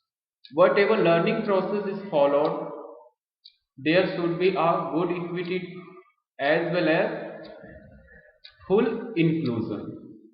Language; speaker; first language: English; non-native, local second language; Hindi